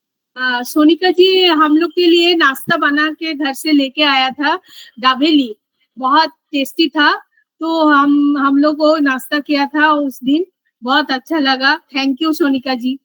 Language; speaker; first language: Hindi; non-native, local second language; Bangla